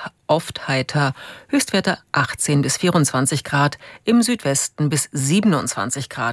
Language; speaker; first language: German; native; German